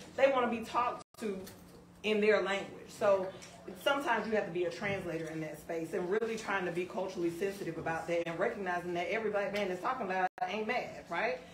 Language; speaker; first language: English; native; English